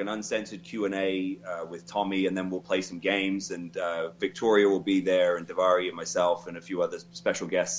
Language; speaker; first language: English; native; English